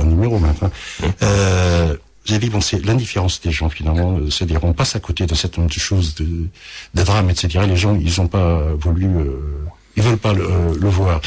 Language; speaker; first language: French; early bilingual, other home language; Portuguese